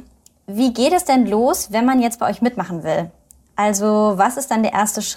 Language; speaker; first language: German; native; German